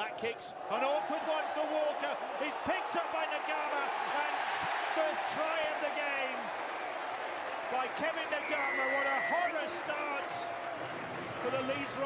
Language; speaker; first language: English; native; English